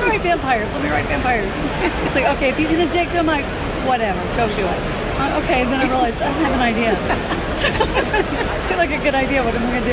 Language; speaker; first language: English; native; English